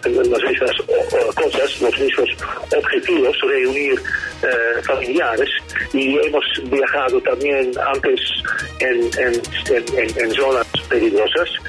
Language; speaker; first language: Spanish; non-native, learner; Dutch